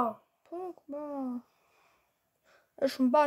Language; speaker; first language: German; non-native, learner; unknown